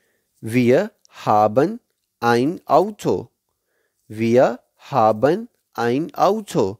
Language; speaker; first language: German; non-native, learner; Hindi